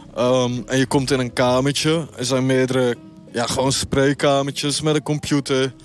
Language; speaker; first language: Dutch; native; Dutch